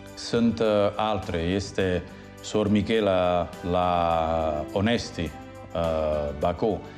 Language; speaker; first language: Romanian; non-native, fluent; Italian